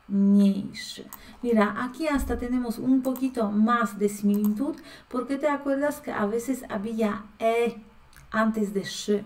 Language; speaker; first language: Spanish; non-native, fluent; Polish